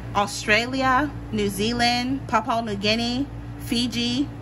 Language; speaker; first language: English; native; English